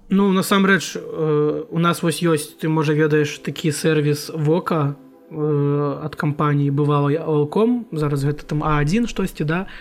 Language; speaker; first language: Belarusian; non-native, local second language; Russian